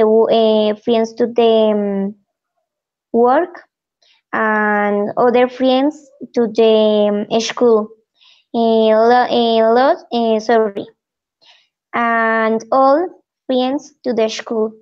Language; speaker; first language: English; non-native, learner; Spanish